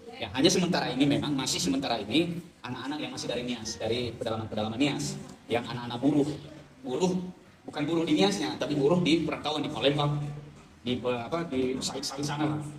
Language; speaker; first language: Indonesian; non-native, local second language; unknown